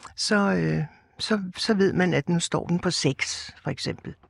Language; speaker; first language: Danish; native; Danish